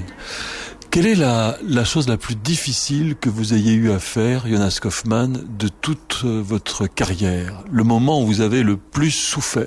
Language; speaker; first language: French; native; French